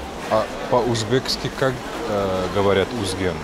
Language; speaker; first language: Russian; non-native, learner; English